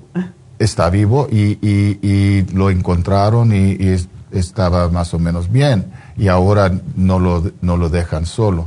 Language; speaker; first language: Spanish; non-native, fluent; English